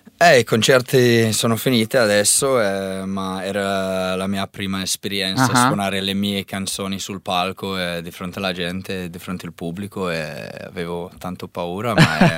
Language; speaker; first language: Italian; non-native, learner; English